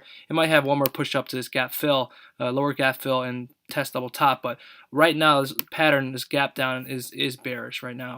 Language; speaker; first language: English; native; English